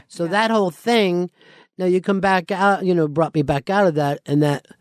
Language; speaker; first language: English; native; English